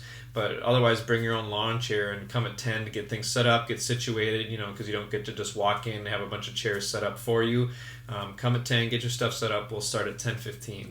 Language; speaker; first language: English; native; English